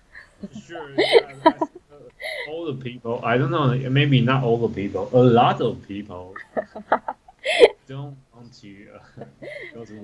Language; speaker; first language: English; non-native, learner; Chinese